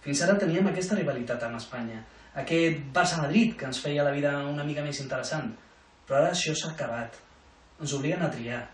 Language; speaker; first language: Catalan; non-native, local second language; Spanish